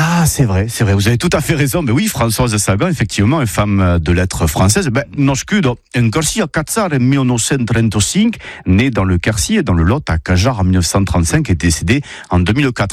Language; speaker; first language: French; native; French